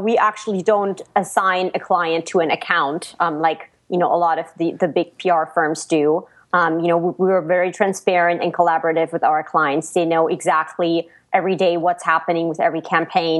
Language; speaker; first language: English; non-native, fluent; German